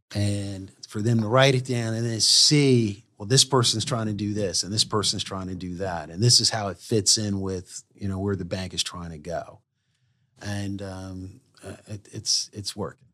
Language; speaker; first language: English; native; English